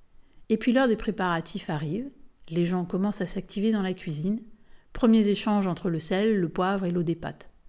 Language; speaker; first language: French; native; French